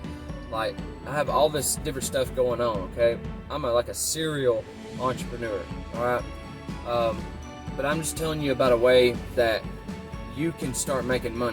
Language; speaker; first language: English; native; English